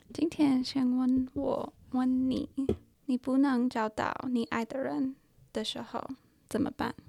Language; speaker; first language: Chinese; early bilingual, heritage; Chinese